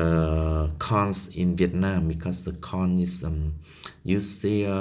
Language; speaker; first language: English; non-native, learner; Vietnamese